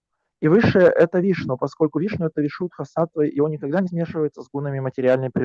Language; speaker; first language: Russian; native; Russian